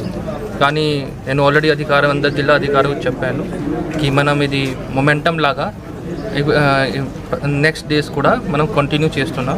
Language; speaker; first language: Telugu; non-native, fluent; Hindi